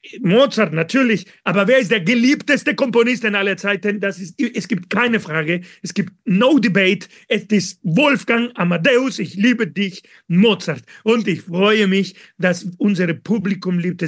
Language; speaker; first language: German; non-native, learner; Spanish